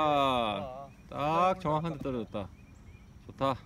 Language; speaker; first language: Korean; native; Korean